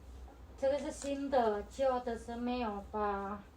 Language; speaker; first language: Chinese; non-native, learner; Indonesian